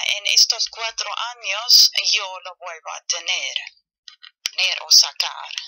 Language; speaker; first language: Spanish; non-native, fluent; German